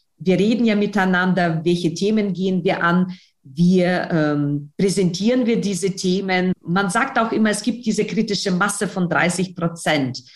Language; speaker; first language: German; non-native, fluent; Russian